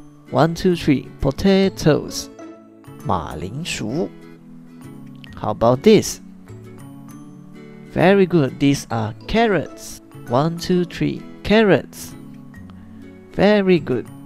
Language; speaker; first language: English; non-native, local second language; Chinese